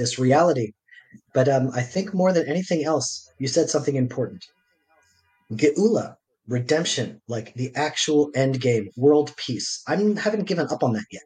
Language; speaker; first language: English; native; English